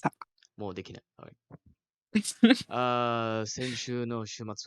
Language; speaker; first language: Japanese; non-native, learner; Malay